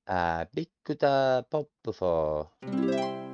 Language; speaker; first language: Japanese; non-native, learner; English